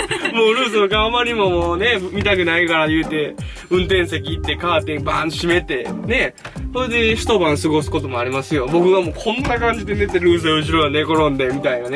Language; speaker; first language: Japanese; native; Japanese